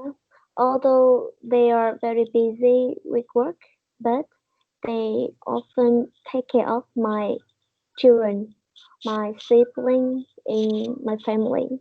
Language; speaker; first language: English; non-native, learner; Vietnamese